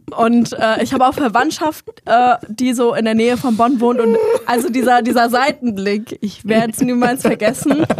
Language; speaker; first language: German; early bilingual, other home language; Polish